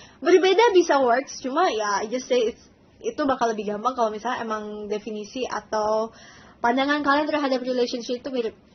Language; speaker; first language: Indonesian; native; Indonesian